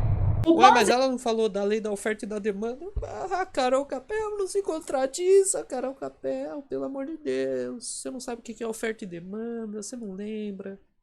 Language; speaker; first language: Portuguese; native; Portuguese